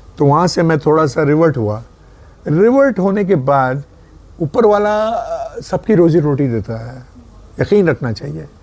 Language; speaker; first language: Hindi; native; Hindi